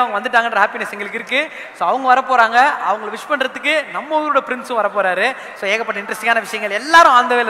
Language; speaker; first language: Tamil; native; Tamil